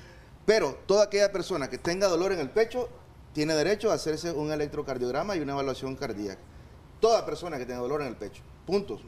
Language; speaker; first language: Spanish; native; Spanish